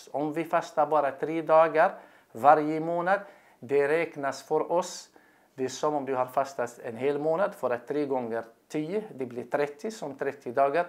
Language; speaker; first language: Swedish; non-native, fluent; Arabic